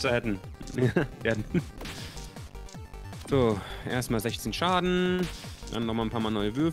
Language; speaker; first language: German; native; German